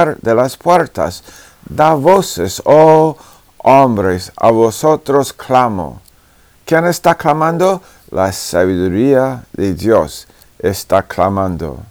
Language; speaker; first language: Spanish; non-native, fluent; English